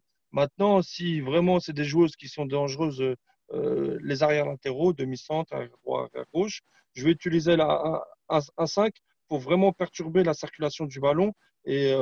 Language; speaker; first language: French; non-native, fluent; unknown